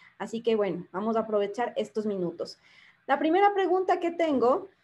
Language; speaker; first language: Spanish; native; Spanish